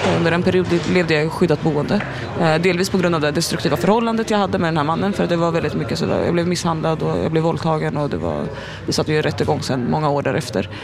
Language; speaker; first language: Swedish; early bilingual, other home language; Arabic